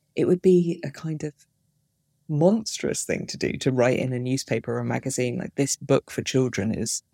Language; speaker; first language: English; native; English